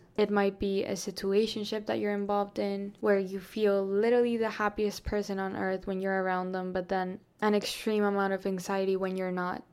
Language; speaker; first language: English; non-native, fluent; Spanish